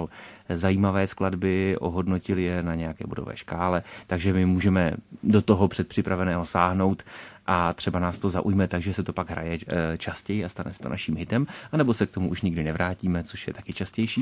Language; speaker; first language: Czech; native; Czech